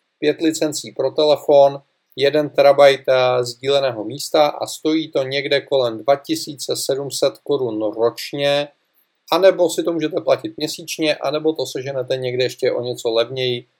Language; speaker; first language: Czech; native; Czech